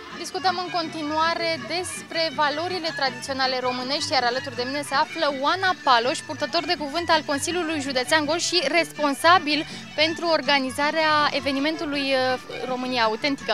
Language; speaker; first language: Romanian; native; Romanian